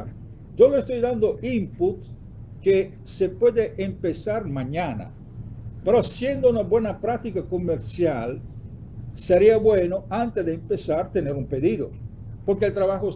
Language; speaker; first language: Spanish; non-native, fluent; Italian